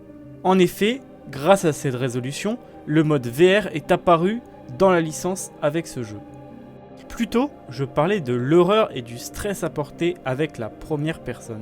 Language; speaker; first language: French; native; French